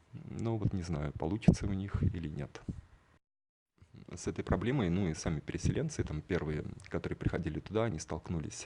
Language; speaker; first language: Russian; native; Russian